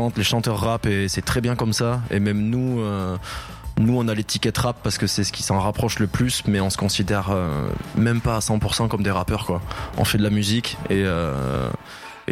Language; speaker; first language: French; native; French